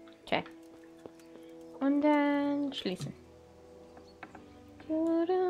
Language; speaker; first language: German; non-native, learner; Dutch